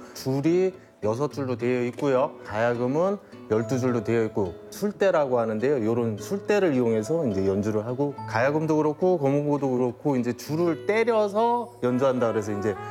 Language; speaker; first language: Korean; native; Korean